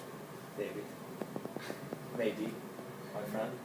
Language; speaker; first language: English; non-native, learner; Hungarian